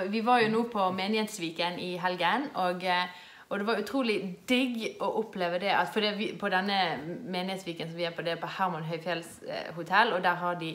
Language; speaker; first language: Norwegian; native; Norwegian